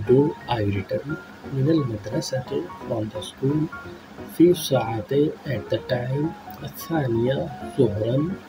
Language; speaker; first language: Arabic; non-native, fluent; Urdu